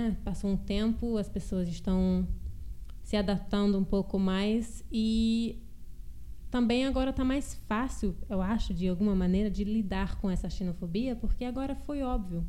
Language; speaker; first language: Portuguese; early bilingual, heritage; Portuguese